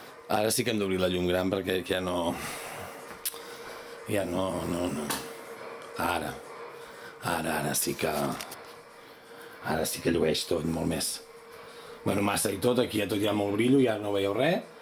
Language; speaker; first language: Catalan; native; Catalan